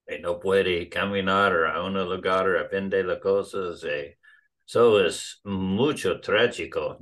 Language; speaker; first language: Spanish; non-native, learner; English